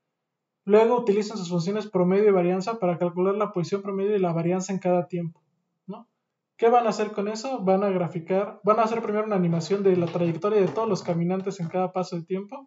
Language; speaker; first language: Spanish; native; Spanish